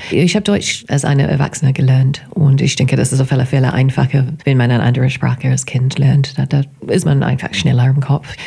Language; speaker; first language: German; non-native, fluent; English